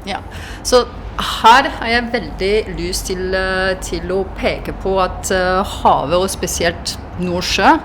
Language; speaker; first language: Norwegian; non-native, fluent; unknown